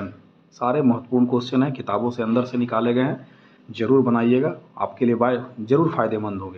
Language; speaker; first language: Hindi; native; Hindi